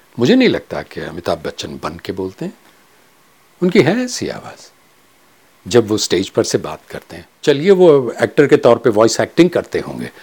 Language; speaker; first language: Hindi; non-native, local second language; Kachhi